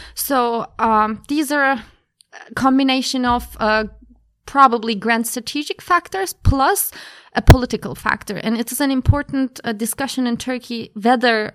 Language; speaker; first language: English; non-native, fluent; Turkish